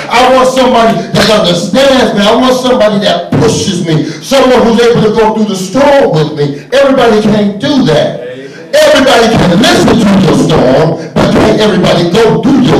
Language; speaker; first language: English; native; English